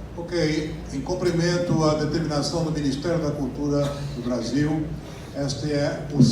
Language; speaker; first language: Portuguese; native; Portuguese